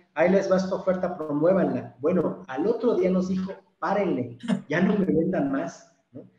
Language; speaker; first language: Spanish; native; Spanish